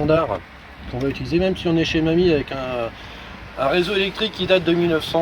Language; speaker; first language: French; native; French